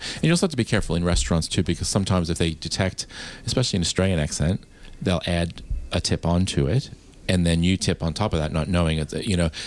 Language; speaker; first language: English; native; English